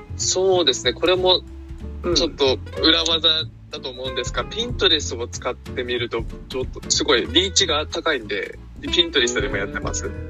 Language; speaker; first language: Japanese; early bilingual, heritage; Japanese